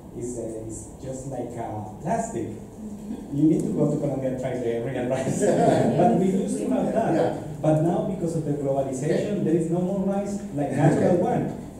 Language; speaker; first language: English; non-native, fluent; Spanish